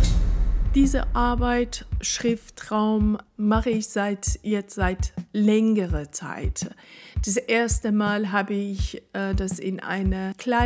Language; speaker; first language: German; non-native, fluent; Persian